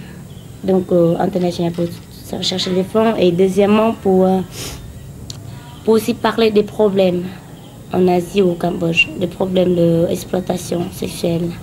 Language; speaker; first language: French; non-native, learner; Khmer